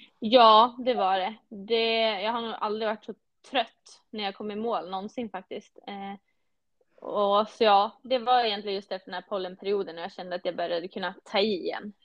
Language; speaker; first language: Swedish; native; Swedish